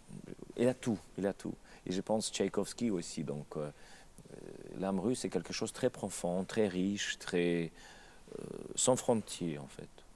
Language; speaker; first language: French; non-native, fluent; Russian